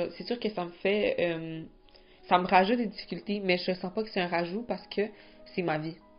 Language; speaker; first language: French; early bilingual, other home language; Spanish